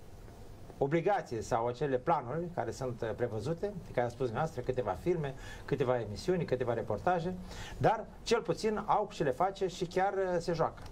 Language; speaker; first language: Romanian; native; Romanian